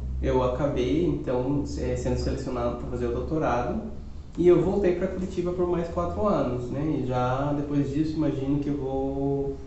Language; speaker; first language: Portuguese; non-native, fluent; Spanish